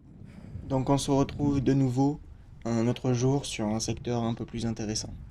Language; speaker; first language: French; native; French